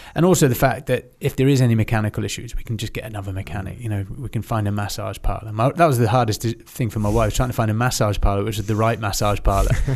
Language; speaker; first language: English; native; English